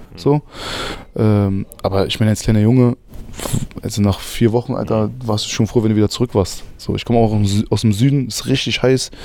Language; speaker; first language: German; early bilingual, other home language; Arabic